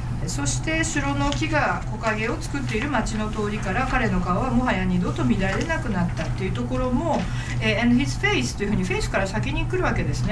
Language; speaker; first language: Japanese; native; Japanese